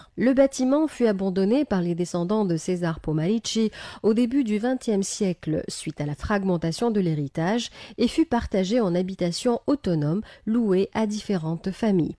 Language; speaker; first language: French; non-native, local second language; Arabic